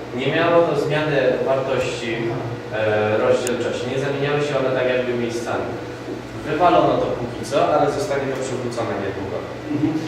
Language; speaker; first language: Polish; native; Polish